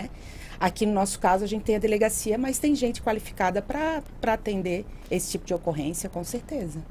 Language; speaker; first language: Portuguese; native; Portuguese